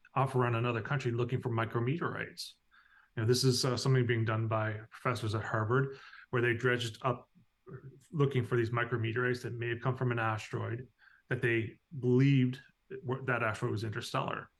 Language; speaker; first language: English; native; English